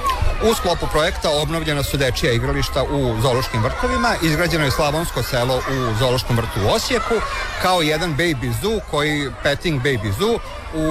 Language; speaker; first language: Serbian; native; Serbian